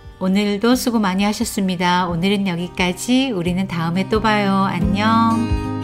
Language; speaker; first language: Korean; non-native, fluent; Chinese